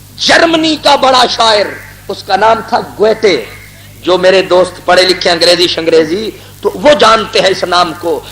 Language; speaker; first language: Urdu; non-native, local second language; Punjabi